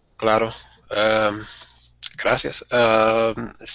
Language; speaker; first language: Spanish; non-native, learner; English